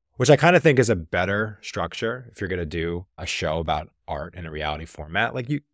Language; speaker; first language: English; native; English